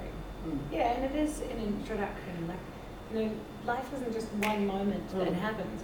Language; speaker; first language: English; native; English